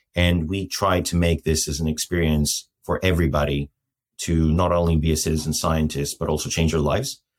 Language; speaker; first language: English; non-native, fluent; Greek